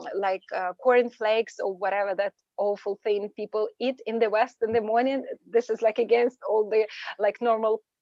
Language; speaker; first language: English; non-native, fluent; Ukrainian